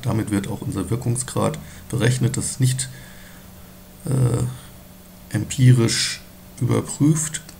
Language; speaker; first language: German; native; German